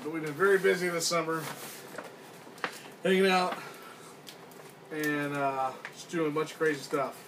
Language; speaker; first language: English; native; English